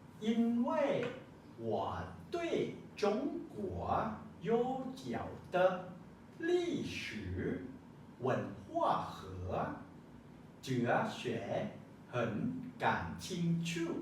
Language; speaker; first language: Chinese; non-native, learner; Lao